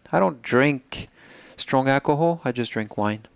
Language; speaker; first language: English; non-native, fluent; French